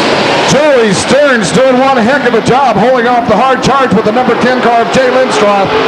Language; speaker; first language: English; native; English